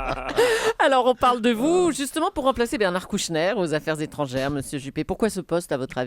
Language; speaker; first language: French; native; French